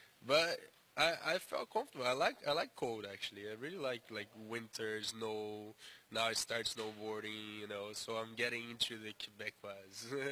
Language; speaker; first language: English; non-native, fluent; Portuguese